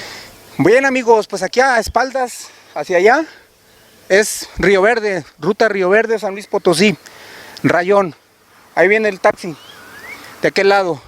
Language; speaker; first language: Spanish; native; Spanish